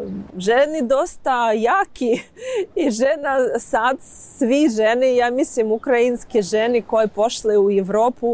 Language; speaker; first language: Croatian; non-native, learner; Ukrainian